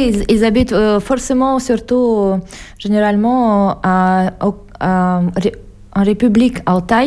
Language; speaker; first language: French; non-native, fluent; Russian